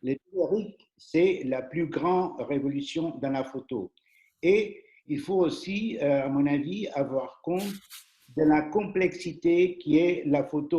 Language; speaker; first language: French; non-native, fluent; Portuguese